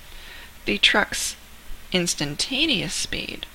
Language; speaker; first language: English; native; English